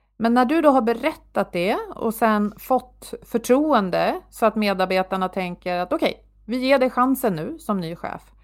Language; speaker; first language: Swedish; native; Swedish